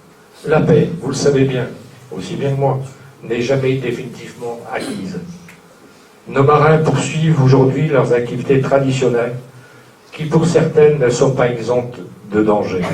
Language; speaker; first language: French; native; French